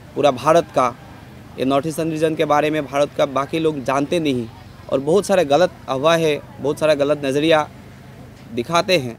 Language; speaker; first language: Hindi; non-native, local second language; Assamese